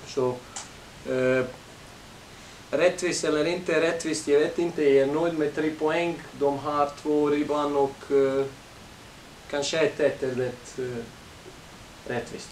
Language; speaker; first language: Swedish; non-native, learner; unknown